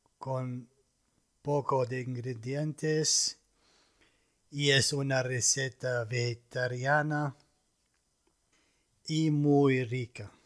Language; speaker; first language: Spanish; non-native, fluent; Arabic